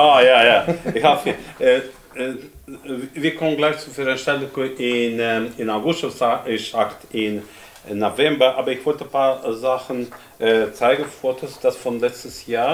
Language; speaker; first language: German; non-native, fluent; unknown